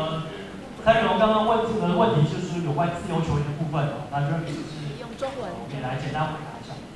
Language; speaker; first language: Chinese; native; Chinese